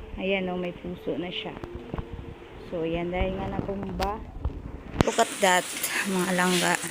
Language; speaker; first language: Filipino; non-native, local second language; Waray